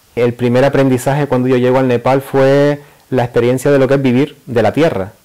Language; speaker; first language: Spanish; native; Spanish